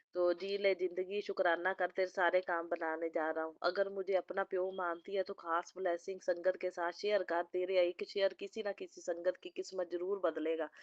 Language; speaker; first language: Hindi; non-native, local second language; Punjabi